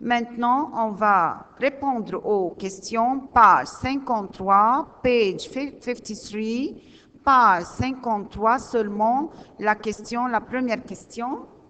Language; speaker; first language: French; non-native, learner; Arabic